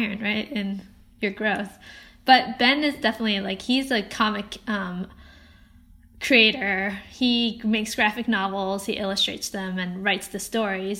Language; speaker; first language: English; non-native, local second language; Cantonese